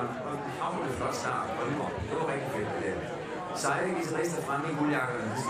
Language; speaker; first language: Danish; native; Danish